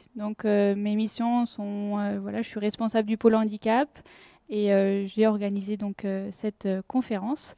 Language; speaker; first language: French; native; French